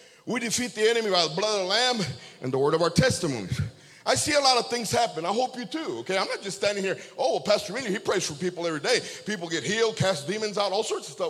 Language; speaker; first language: English; early bilingual, other home language; Spanish